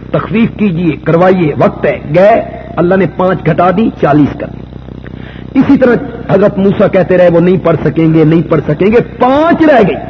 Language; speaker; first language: Urdu; non-native, local second language; Punjabi